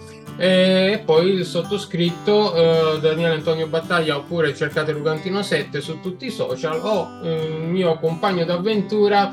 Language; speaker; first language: Italian; native; Italian